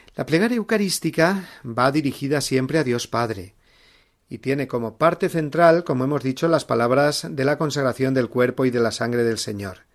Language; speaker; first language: Spanish; native; Spanish